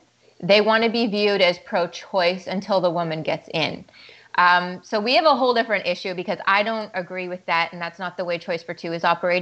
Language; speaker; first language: English; native; English